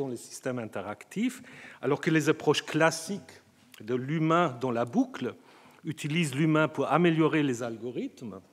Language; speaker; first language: French; native; French